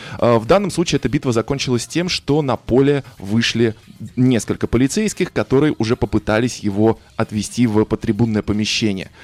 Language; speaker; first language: Russian; native; Russian